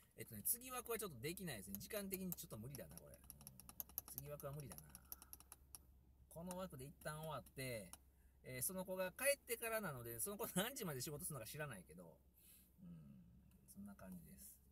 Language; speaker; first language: Japanese; native; Japanese